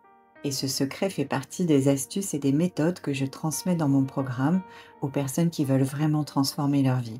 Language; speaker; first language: French; native; French